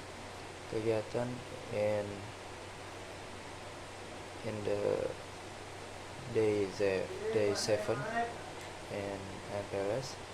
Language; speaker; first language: English; non-native, learner; Indonesian